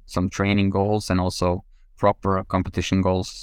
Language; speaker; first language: English; non-native, fluent; Norwegian